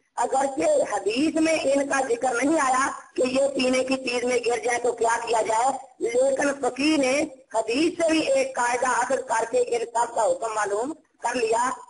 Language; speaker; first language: Urdu; non-native, local second language; Punjabi